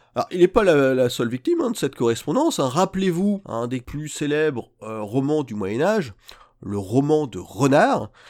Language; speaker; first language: French; native; French